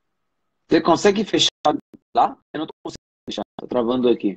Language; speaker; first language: Portuguese; native; Portuguese